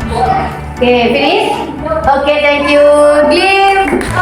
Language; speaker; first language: English; non-native, learner; Indonesian